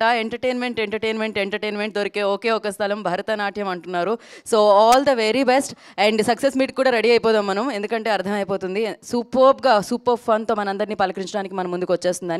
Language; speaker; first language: Telugu; native; Telugu